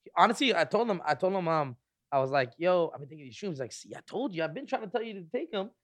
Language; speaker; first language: English; native; English